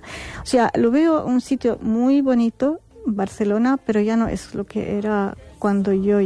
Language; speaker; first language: Spanish; non-native, fluent; Arabic